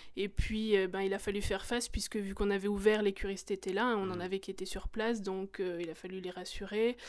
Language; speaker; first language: French; native; French